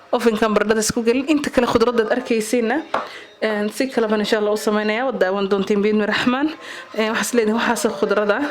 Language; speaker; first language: Somali; early bilingual, heritage; Somali